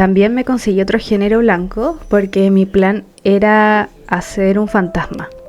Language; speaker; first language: Spanish; native; Spanish